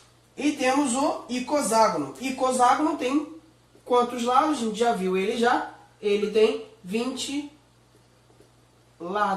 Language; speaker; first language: Portuguese; native; Portuguese